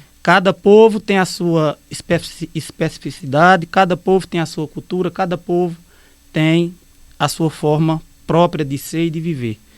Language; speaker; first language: Portuguese; native; Portuguese